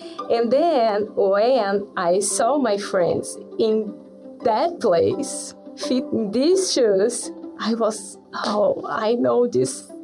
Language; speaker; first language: English; non-native, fluent; Portuguese